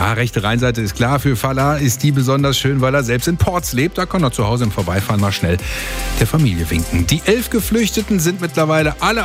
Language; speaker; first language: German; native; German